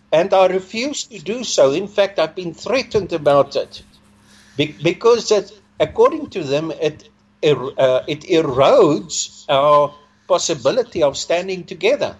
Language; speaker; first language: English; non-native, local second language; Afrikaans